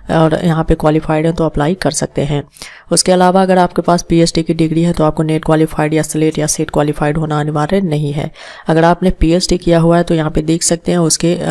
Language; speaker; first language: Hindi; native; Hindi